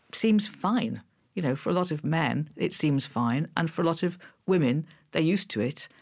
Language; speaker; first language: English; native; English